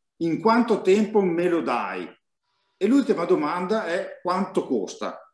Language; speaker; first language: Italian; native; Italian